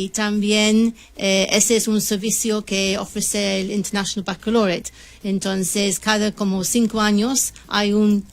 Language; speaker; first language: Spanish; non-native, learner; English